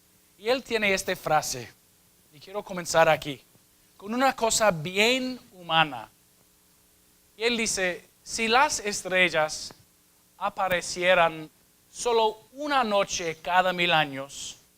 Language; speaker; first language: Spanish; non-native, fluent; English